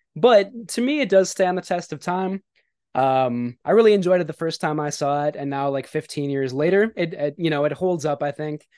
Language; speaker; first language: English; native; English